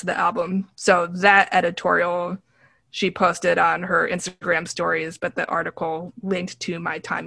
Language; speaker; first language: English; native; English